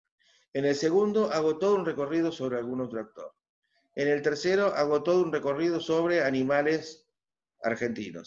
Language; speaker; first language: Spanish; native; Spanish